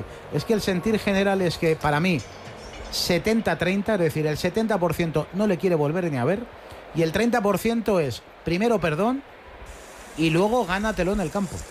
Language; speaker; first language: Spanish; native; Spanish